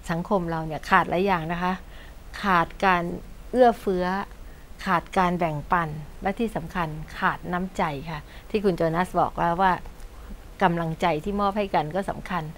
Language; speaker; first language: Thai; native; Thai